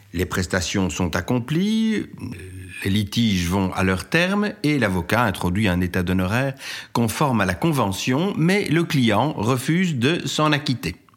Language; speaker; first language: French; native; French